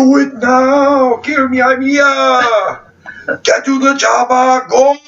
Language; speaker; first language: English; native; English